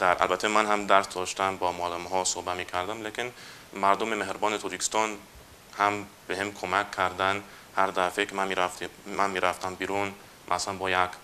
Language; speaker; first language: Persian; non-native, fluent; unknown